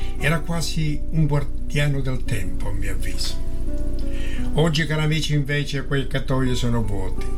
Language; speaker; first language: Italian; native; Italian